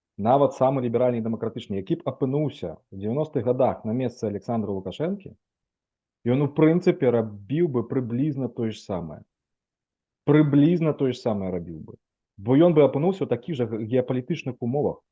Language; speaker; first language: Belarusian; non-native, local second language; Russian